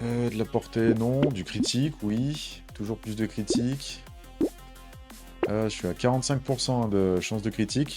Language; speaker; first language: French; native; French